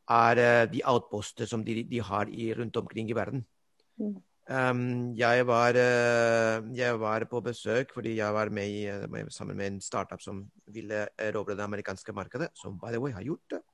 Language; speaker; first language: Norwegian; non-native, fluent; Spanish